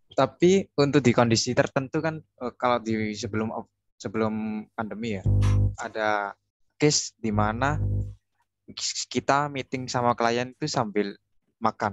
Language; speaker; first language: Indonesian; native; Indonesian